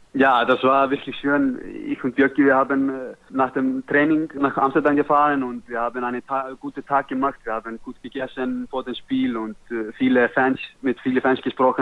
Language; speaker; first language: German; non-native, learner; Icelandic